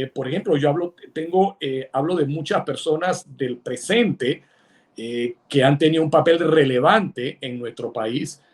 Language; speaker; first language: Spanish; early bilingual, other home language; Italian